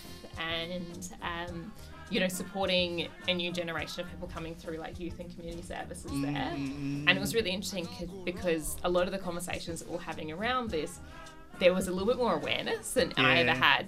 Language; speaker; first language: English; native; English